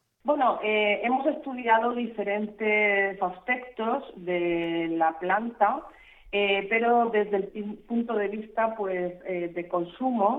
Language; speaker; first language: Spanish; native; Spanish